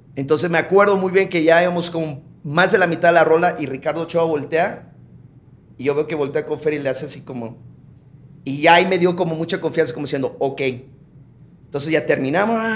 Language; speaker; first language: Spanish; early bilingual, heritage; Spanish